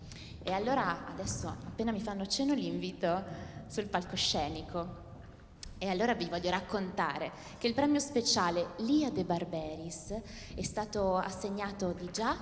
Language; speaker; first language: Italian; native; Italian